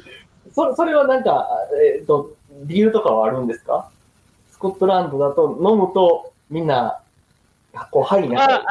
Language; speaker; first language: Japanese; native; Japanese